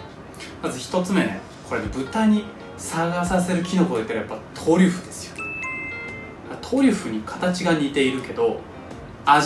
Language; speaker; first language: Japanese; native; Japanese